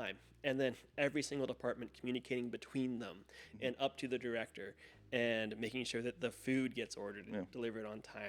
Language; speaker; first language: English; native; English